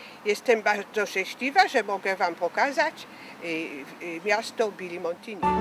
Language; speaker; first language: Polish; early bilingual, heritage; French